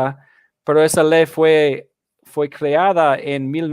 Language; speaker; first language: Spanish; non-native, fluent; English